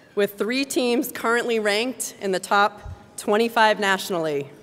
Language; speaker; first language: English; native; English